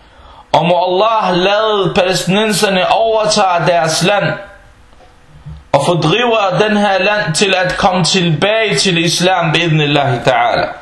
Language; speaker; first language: Danish; non-native, fluent; Arabic